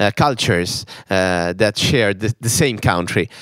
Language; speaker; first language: English; non-native, fluent; Italian